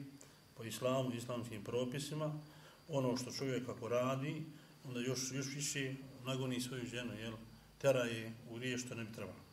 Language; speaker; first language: Bosnian; native; Bosnian